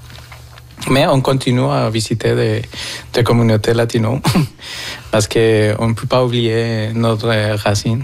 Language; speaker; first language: French; non-native, fluent; Spanish